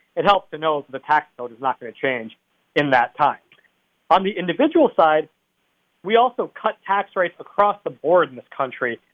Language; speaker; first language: English; native; English